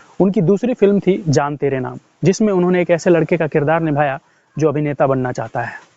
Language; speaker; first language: Hindi; native; Hindi